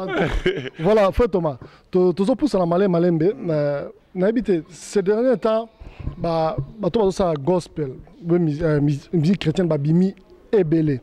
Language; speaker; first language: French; non-native, local second language; Lingala